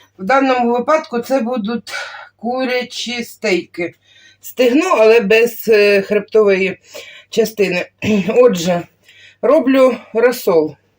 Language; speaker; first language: Ukrainian; non-native, local second language; Russian